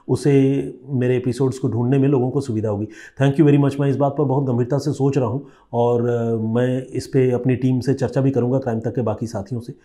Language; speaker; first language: Hindi; non-native, local second language; Bangla